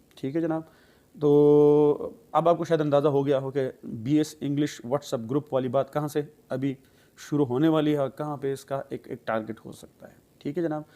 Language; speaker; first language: Urdu; non-native, local second language; Pashto